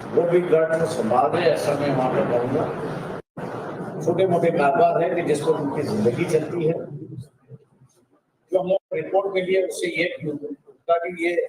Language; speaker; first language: Hindi; non-native, local second language; Marathi